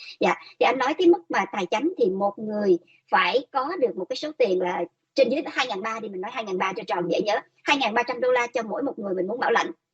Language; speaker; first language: Vietnamese; native; Vietnamese